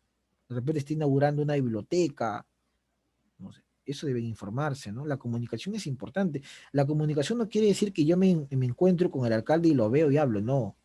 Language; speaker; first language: Spanish; native; Spanish